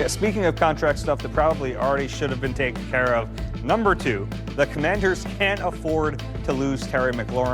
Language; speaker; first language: English; native; English